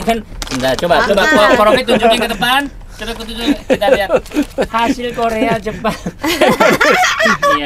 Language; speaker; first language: Indonesian; non-native, fluent; Korean